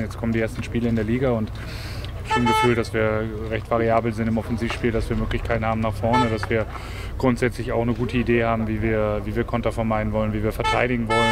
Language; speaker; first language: German; native; German